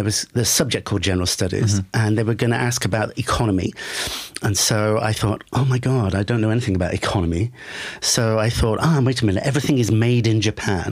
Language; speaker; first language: English; native; English